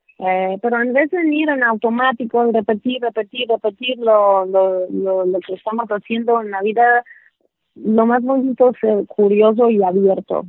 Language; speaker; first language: Spanish; non-native, fluent; Polish